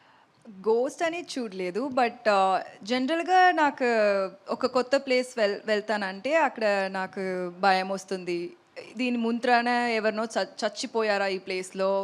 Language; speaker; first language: Telugu; non-native, local second language; Tamil